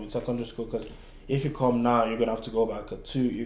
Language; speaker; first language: English; non-native, local second language; Yoruba